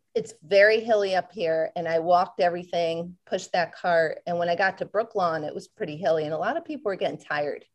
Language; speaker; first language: English; native; English